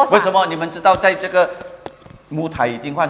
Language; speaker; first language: Chinese; early bilingual, heritage; Chinese